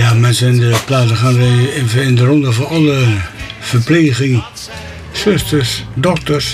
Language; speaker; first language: Dutch; native; Dutch